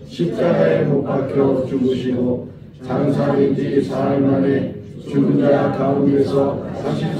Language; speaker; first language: Korean; native; Korean